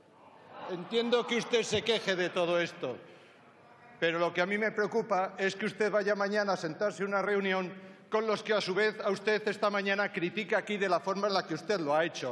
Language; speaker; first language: Spanish; native; Spanish